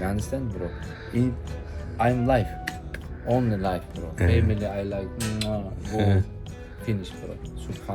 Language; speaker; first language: English; non-native, learner; Turkish